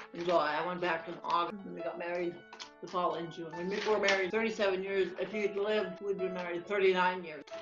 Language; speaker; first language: English; native; English